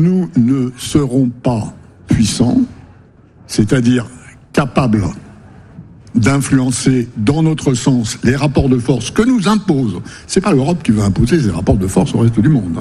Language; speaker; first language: French; native; French